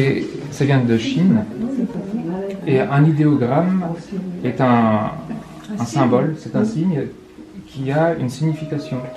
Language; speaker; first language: French; non-native, fluent; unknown